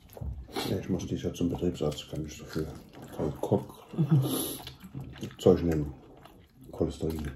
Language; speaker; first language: German; native; German